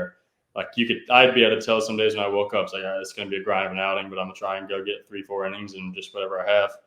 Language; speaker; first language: English; native; English